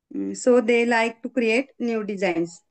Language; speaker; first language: English; non-native, learner; Marathi